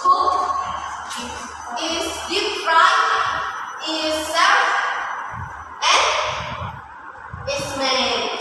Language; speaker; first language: English; non-native, local second language; Indonesian